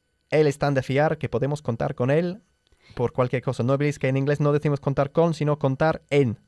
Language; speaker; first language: Spanish; non-native, fluent; English